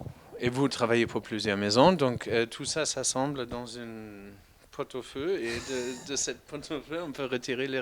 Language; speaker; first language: French; non-native, fluent; German